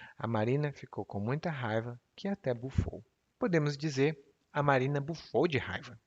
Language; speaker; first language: Portuguese; native; Portuguese